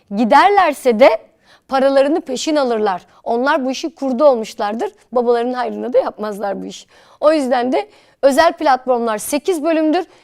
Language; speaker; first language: Turkish; native; Turkish